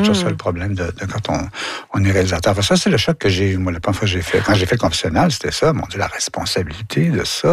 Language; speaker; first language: French; native; French